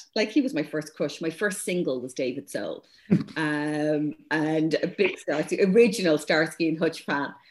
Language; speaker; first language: English; native; English